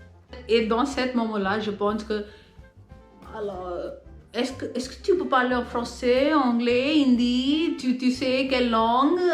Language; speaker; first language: French; non-native, learner; Hindi